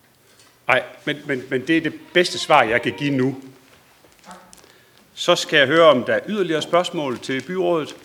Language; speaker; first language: Danish; native; Danish